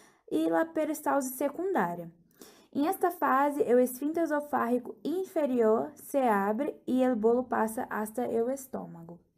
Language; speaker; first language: Portuguese; non-native, learner; Spanish